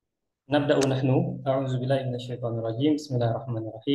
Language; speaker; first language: Arabic; non-native, fluent; Indonesian